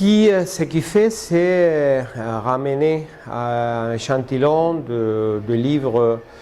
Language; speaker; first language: French; non-native, fluent; Spanish